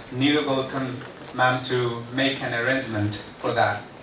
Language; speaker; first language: English; non-native, local second language; Nepali